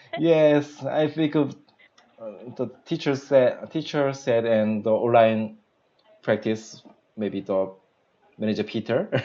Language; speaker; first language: English; non-native, learner; Korean